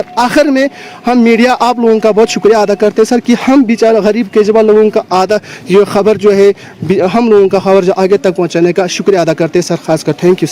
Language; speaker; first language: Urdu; non-native, local second language; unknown